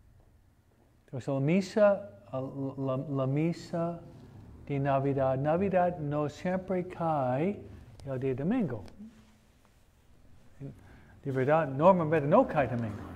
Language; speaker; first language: Spanish; non-native, fluent; English